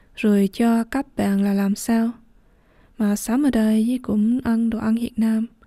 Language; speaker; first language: Vietnamese; early bilingual, heritage; Vietnamese